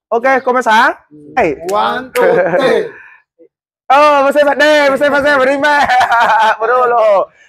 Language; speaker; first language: Portuguese; non-native, learner; Vietnamese